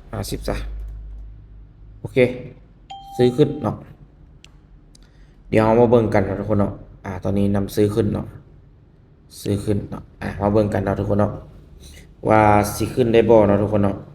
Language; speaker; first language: Thai; non-native, local second language; Northeastern Thai